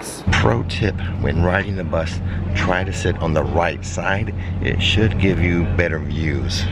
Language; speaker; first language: English; native; English